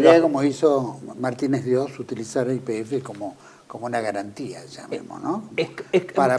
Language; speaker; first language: Spanish; native; Spanish